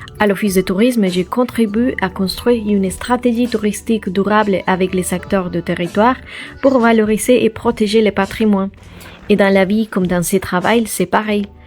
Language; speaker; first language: French; non-native, fluent; Spanish